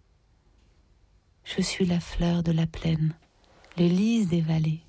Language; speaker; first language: French; native; French